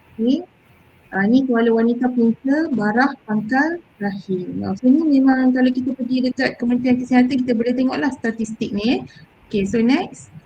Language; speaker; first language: Malay; native; Malay